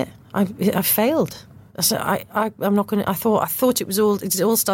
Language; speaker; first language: English; native; English